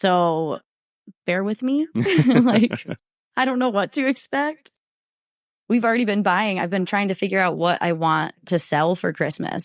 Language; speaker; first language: English; native; English